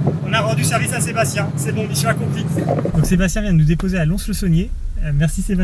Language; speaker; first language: French; native; French